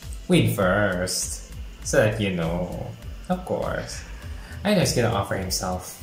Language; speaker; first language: English; non-native, local second language; Filipino